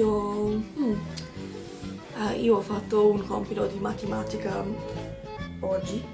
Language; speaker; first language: Italian; non-native, learner; English